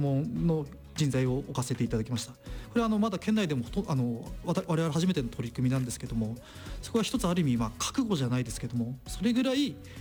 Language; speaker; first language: Japanese; native; Japanese